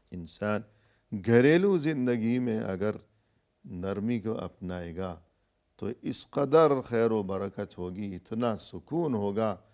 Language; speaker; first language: Urdu; native; Urdu